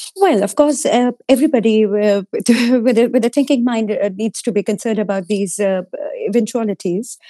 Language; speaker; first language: English; non-native, local second language; Hindi